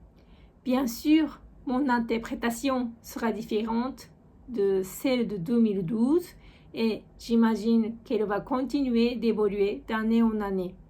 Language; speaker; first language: French; non-native, fluent; Japanese